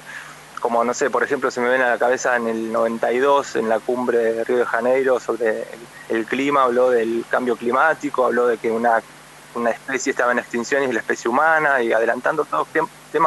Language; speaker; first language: Spanish; native; Spanish